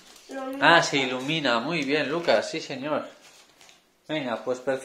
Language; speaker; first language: Spanish; native; Spanish